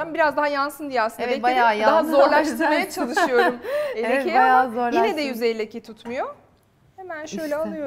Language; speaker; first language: Turkish; native; Turkish